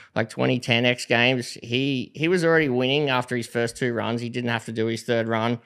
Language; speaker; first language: English; native; English